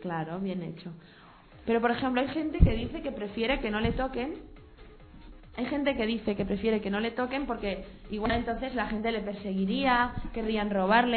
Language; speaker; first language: Spanish; native; Spanish